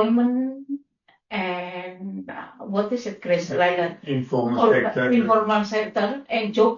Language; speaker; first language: English; non-native, learner; Indonesian